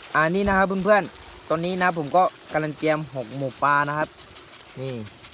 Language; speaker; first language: Thai; non-native, local second language; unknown